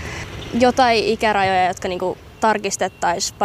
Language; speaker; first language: Finnish; native; Finnish